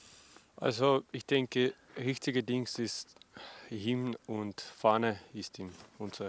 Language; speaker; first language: German; non-native, learner; Russian